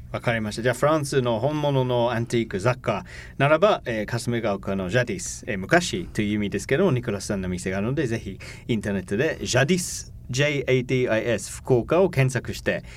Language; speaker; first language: Japanese; non-native, fluent; English